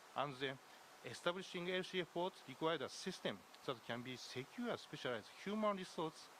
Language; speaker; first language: English; non-native, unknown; Japanese